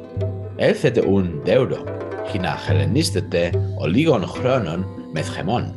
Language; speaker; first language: Greek; non-native, learner; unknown